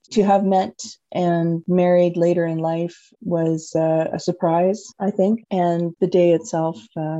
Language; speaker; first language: English; native; English